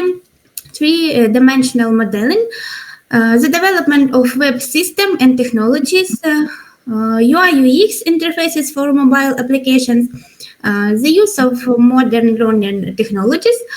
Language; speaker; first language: English; non-native, learner; Ukrainian